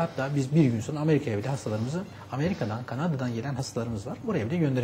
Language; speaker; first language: Turkish; native; Turkish